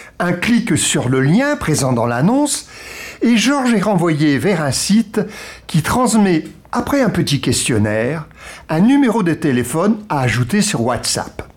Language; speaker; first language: French; native; French